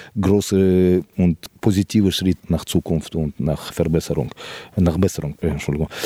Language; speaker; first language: German; non-native, fluent; Russian